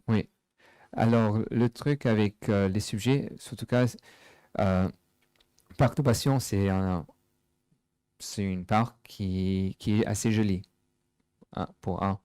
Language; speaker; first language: French; non-native, fluent; English